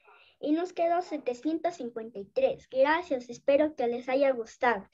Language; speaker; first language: Spanish; native; Spanish